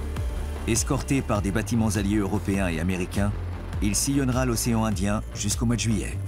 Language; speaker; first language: French; native; French